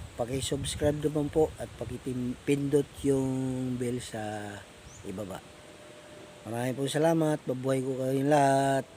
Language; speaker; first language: Filipino; native; Filipino